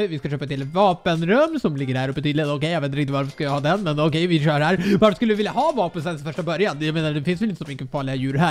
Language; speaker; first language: Swedish; native; Swedish